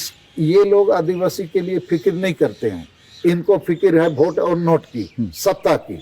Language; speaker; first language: Hindi; non-native, local second language; Santali